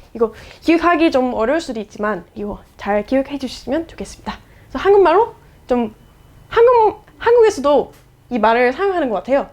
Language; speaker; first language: Korean; non-native, fluent; English